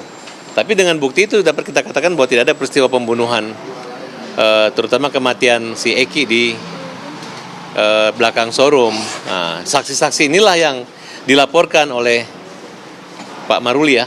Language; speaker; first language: Indonesian; native; Indonesian